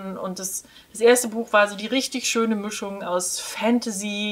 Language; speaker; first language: German; native; German